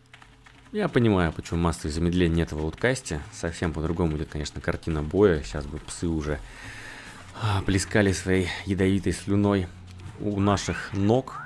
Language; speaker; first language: Russian; native; Russian